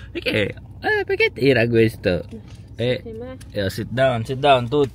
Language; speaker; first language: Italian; non-native, fluent; Filipino